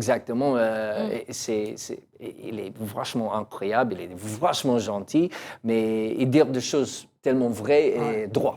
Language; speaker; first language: French; non-native, learner; English